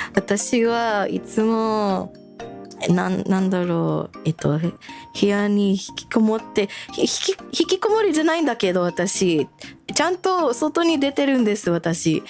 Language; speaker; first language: Japanese; non-native, learner; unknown